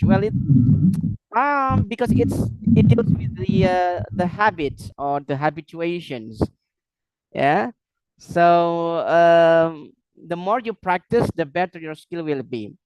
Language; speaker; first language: English; non-native, fluent; Indonesian